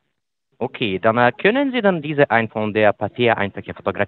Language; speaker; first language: German; non-native, fluent; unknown